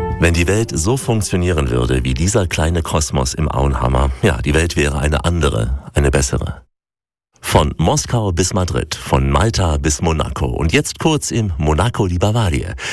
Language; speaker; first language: German; native; German